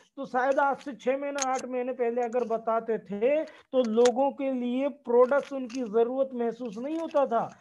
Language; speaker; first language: Hindi; native; Hindi